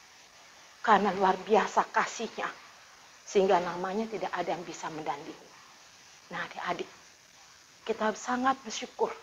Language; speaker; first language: Indonesian; native; Indonesian